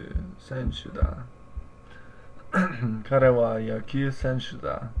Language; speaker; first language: Japanese; non-native, learner; English